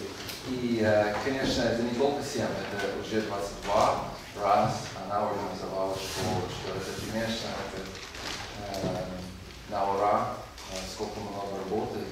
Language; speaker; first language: Russian; non-native, fluent; English